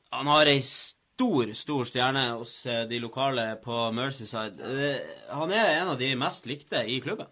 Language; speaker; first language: Norwegian; native; Norwegian